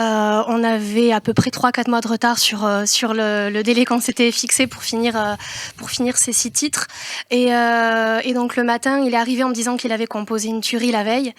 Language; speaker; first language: French; native; French